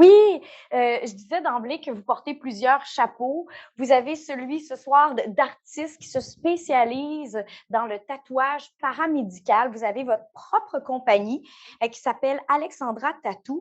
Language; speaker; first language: French; native; French